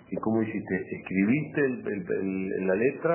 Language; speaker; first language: Spanish; native; Spanish